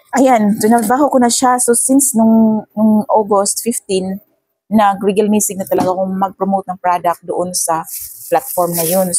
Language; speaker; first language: Filipino; non-native, local second language; Cebuano